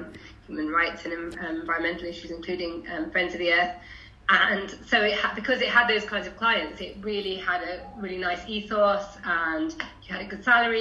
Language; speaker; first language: English; native; English